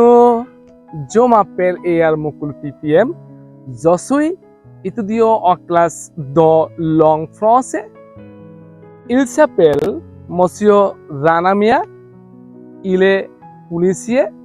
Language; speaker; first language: French; non-native, learner; Bangla